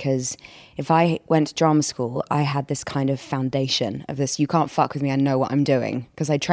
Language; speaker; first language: English; native; English